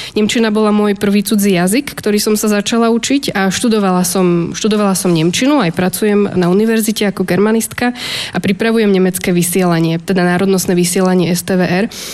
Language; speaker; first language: Slovak; native; Slovak